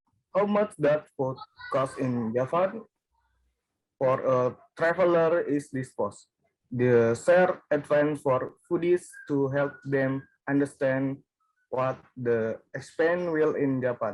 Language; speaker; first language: English; non-native, learner; Indonesian